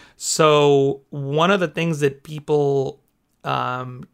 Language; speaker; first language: English; early bilingual, other home language; Spanish